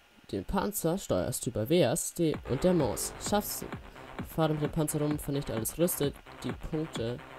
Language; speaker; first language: German; native; German